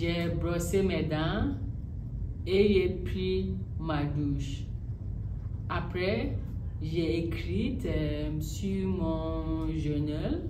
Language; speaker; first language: French; non-native, learner; English